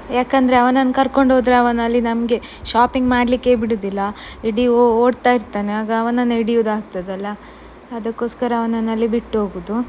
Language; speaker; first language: Kannada; native; Kannada